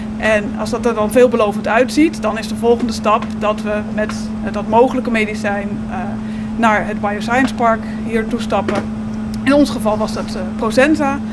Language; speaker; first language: Dutch; native; Dutch